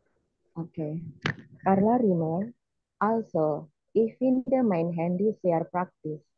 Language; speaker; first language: German; non-native, learner; Indonesian